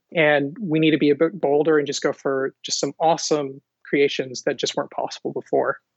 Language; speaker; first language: English; early bilingual, other home language; Hindi